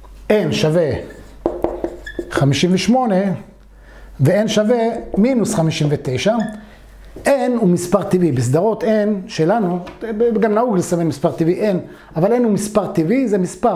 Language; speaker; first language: Hebrew; native; Hebrew